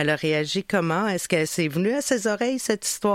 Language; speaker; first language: French; native; French